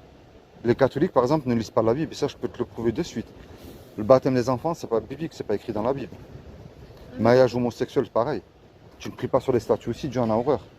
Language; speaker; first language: French; native; French